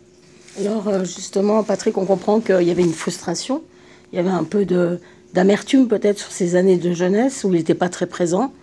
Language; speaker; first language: French; native; French